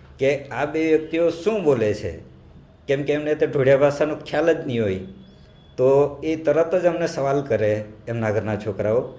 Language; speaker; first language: Gujarati; non-native, local second language; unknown